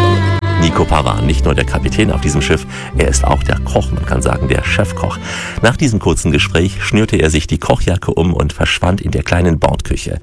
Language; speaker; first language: German; native; German